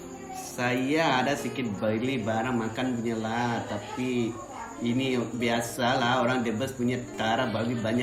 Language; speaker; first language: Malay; non-native, local second language; Tamil